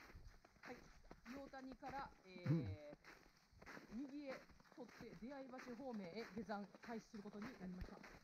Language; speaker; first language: Japanese; native; Japanese